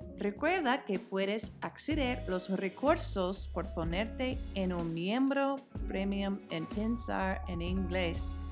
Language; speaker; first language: Spanish; non-native, fluent; English